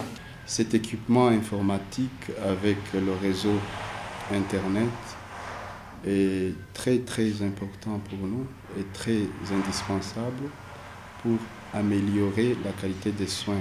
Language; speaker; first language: French; non-native, local second language; Rundi